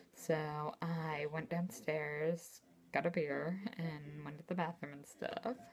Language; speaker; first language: English; native; English